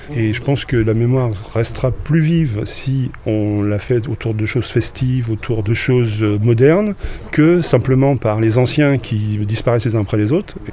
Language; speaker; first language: French; native; French